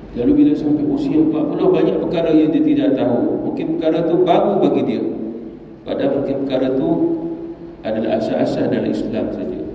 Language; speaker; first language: Malay; native; Malay